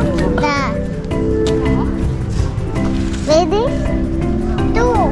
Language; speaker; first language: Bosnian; early bilingual, heritage; Serbian